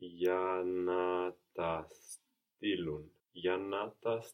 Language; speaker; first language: Greek; non-native, learner; English